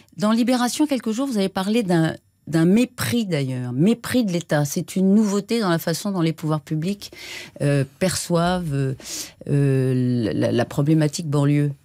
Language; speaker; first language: French; native; French